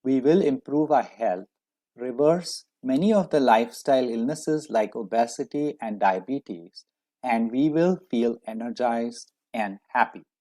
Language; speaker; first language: English; non-native, local second language; Marathi